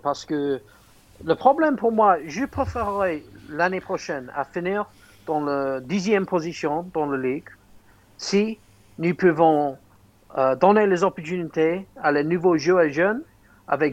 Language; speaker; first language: French; non-native, fluent; English